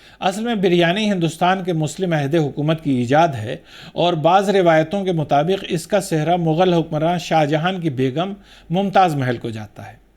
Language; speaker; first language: Urdu; native; Urdu